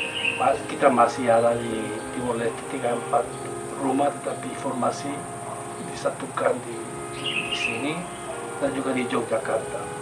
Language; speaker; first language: Indonesian; non-native, fluent; Spanish